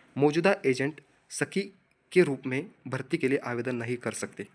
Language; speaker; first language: Hindi; non-native, local second language; Marathi